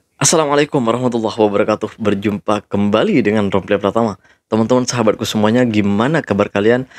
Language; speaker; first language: Indonesian; native; Indonesian